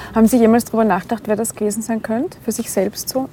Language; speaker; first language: German; native; German